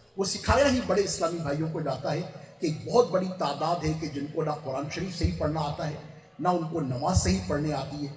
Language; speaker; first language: Urdu; non-native, local second language; Sindhi